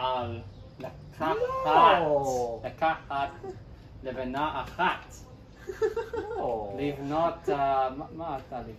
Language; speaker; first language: Hebrew; non-native, learner; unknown